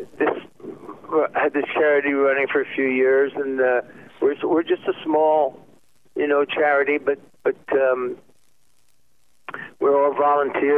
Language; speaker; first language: English; native; English